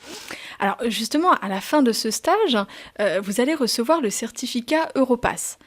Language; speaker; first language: French; native; French